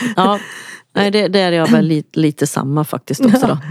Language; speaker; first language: Swedish; native; Swedish